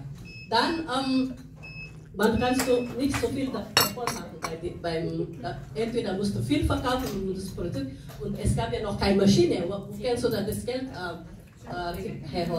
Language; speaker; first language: German; non-native, fluent; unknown